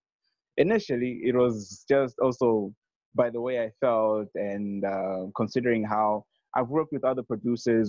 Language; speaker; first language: English; non-native, local second language; Nyanja